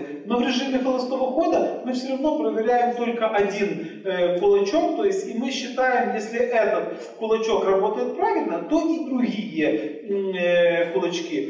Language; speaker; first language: Russian; native; Russian